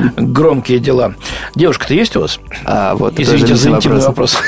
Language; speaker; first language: Russian; non-native, fluent; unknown